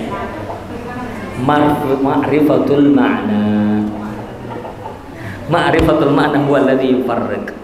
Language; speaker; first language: Arabic; non-native, fluent; Indonesian